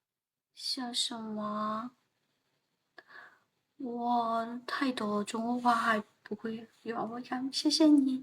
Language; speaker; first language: Chinese; non-native, learner; Burmese